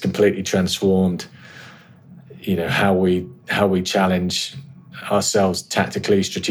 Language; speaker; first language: English; native; English